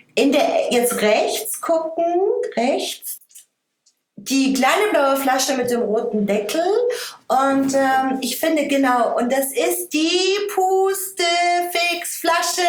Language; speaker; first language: German; native; German